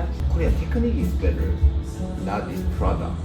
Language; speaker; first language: English; non-native, learner; Korean